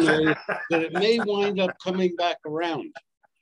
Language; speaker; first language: English; native; English